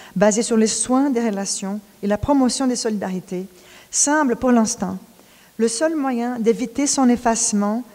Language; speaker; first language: French; non-native, fluent; Portuguese